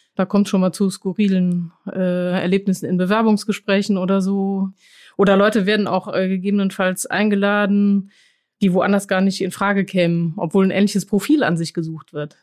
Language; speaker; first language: German; non-native, fluent; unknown